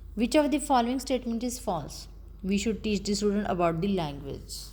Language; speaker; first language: English; non-native, local second language; Punjabi